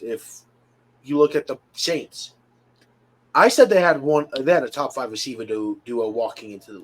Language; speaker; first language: English; native; English